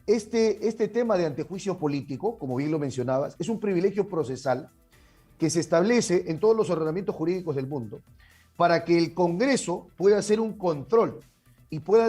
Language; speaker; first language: Spanish; native; Spanish